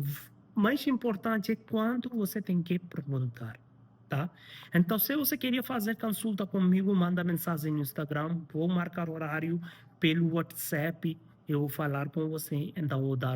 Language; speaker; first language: Portuguese; non-native, learner; Hindi